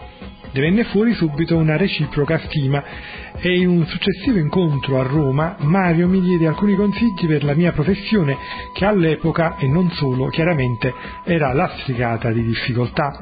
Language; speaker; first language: Italian; native; Italian